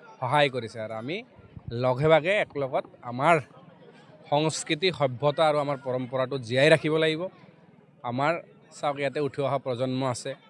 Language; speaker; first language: Assamese; native; Assamese